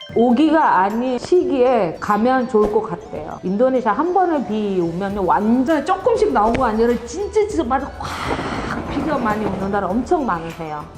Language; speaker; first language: Korean; non-native, fluent; Indonesian